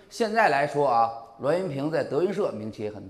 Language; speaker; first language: Chinese; native; Chinese